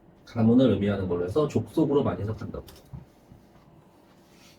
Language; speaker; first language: Korean; native; Korean